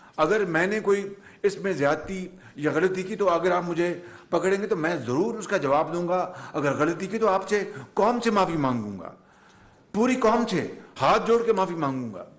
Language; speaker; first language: Urdu; non-native, local second language; Punjabi